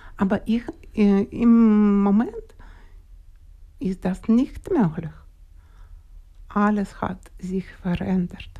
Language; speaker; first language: German; non-native, learner; Russian